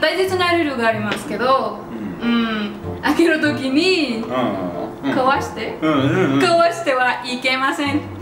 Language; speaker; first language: Japanese; non-native, learner; Spanish